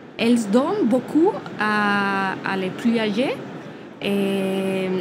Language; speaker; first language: French; non-native, learner; Spanish